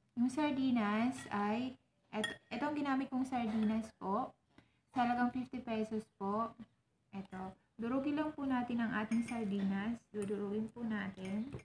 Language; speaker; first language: Filipino; non-native, local second language; Cebuano